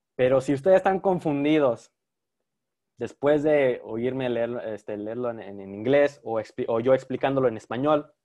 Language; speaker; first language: Spanish; early bilingual, heritage; Spanish